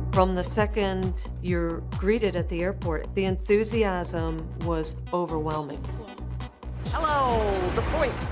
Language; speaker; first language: English; native; English